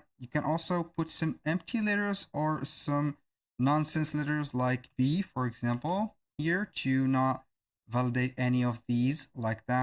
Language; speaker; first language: English; non-native, fluent; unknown